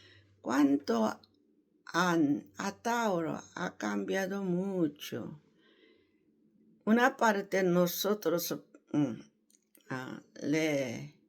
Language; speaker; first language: Spanish; non-native, learner; Korean